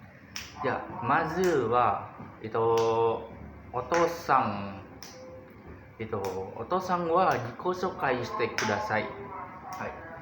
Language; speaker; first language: Japanese; non-native, learner; Indonesian